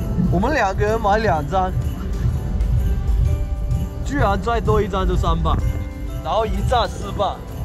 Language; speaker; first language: Chinese; non-native, local second language; Cantonese